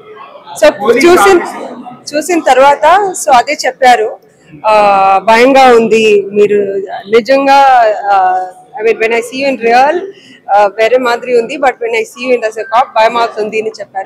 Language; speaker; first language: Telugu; non-native, learner; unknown